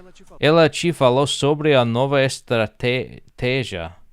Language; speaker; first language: Portuguese; non-native, learner; English